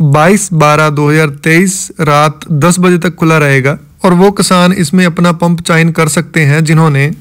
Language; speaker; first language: Hindi; non-native, local second language; Punjabi